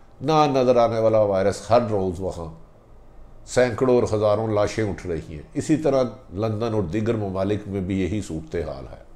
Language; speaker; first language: Urdu; non-native, local second language; Punjabi